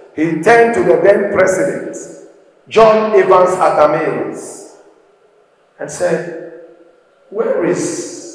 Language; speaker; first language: English; non-native, local second language; Akan